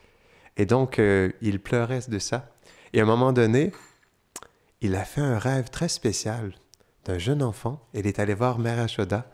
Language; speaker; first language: French; native; French